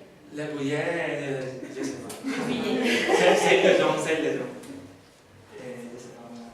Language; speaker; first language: French; non-native, learner; Spanish